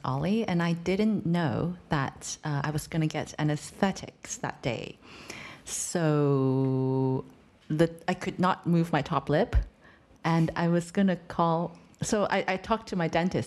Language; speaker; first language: English; non-native, local second language; Cantonese